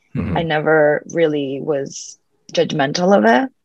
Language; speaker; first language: English; early bilingual, other home language; Spanish